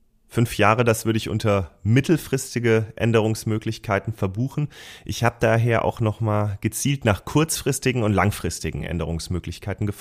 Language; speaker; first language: German; native; German